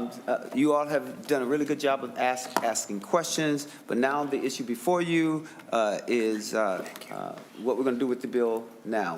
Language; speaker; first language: English; native; English